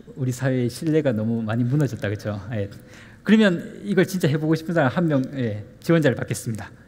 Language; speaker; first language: Korean; native; Korean